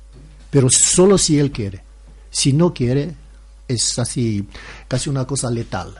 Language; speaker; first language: Spanish; non-native, learner; Romanian